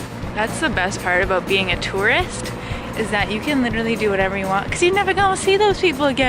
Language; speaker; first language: English; native; English